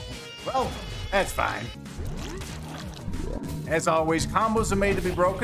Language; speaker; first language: English; native; English